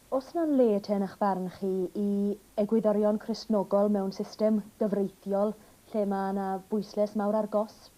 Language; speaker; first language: Welsh; native; Welsh